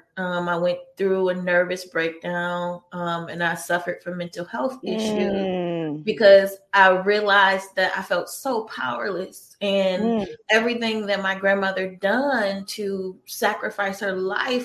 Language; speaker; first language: English; native; English